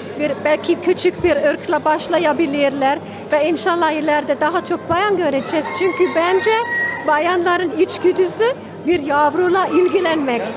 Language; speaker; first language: Turkish; non-native, fluent; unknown